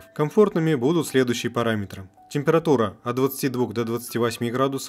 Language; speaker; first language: Russian; native; Russian